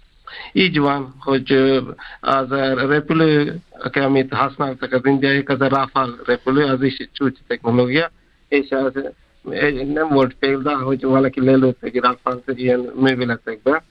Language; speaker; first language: Hungarian; non-native, fluent; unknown